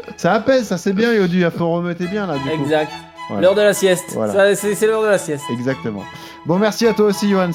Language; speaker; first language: French; non-native, fluent; English